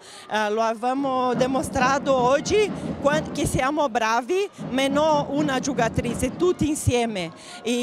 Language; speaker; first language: Italian; non-native, fluent; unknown